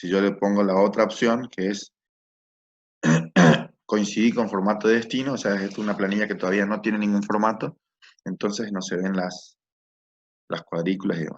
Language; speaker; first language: Spanish; native; Spanish